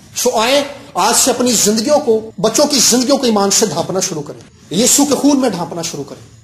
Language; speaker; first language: Urdu; non-native, local second language; Punjabi